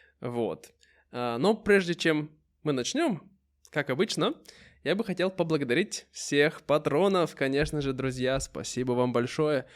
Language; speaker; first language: Russian; native; Russian